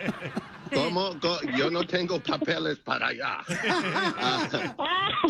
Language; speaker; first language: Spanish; non-native, learner; English